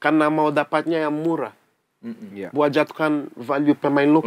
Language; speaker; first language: Indonesian; non-native, fluent; English